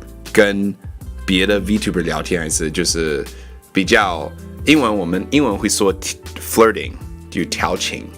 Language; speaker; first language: Chinese; non-native, learner; English